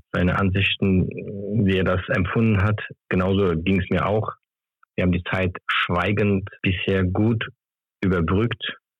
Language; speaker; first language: German; early bilingual, other home language; Turkish